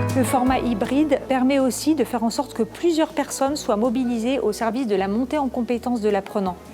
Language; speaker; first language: French; native; French